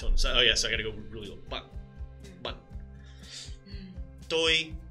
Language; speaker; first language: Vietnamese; non-native, learner; English